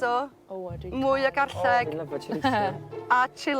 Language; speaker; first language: Welsh; native; Welsh